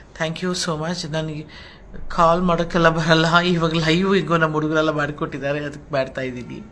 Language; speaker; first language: Kannada; non-native, local second language; Telugu